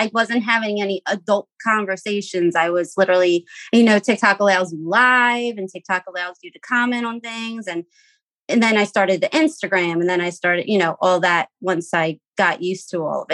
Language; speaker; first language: English; native; English